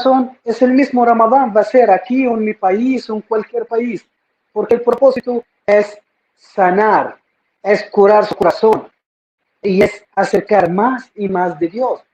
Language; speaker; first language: Spanish; non-native, fluent; Arabic